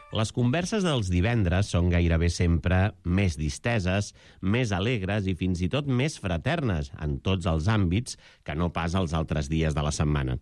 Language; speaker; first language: Catalan; native; Catalan